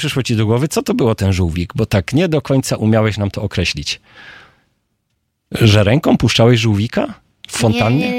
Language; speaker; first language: Polish; native; Polish